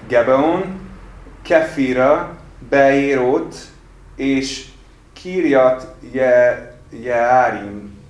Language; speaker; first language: Hungarian; non-native, fluent; English